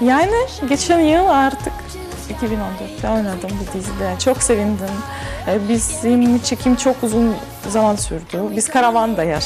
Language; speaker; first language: Turkish; non-native, learner; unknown